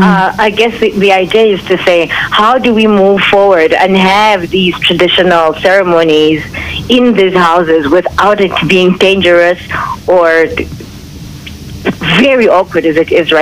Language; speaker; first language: English; non-native, local second language; Zulu